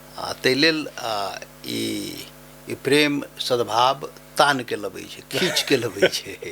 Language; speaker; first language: Maithili; non-native, local second language; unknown